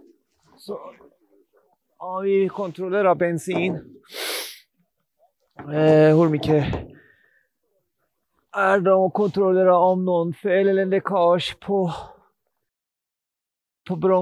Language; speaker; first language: Swedish; non-native, learner; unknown